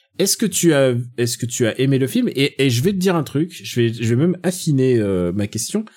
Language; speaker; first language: French; native; French